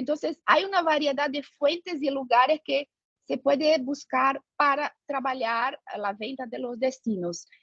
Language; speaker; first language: Spanish; non-native, fluent; Portuguese